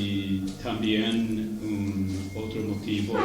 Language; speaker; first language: Spanish; non-native, learner; English